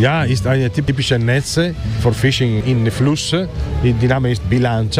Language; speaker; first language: German; non-native, learner; Italian